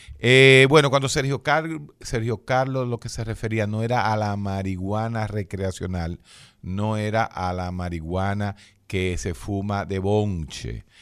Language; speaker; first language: Spanish; native; Spanish